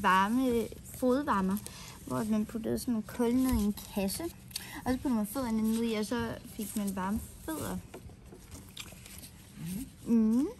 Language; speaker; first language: Danish; native; Danish